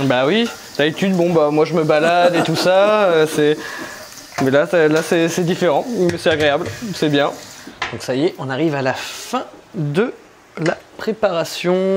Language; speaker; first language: French; native; French